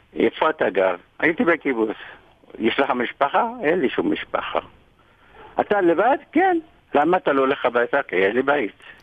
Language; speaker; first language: Hebrew; non-native, fluent; Amharic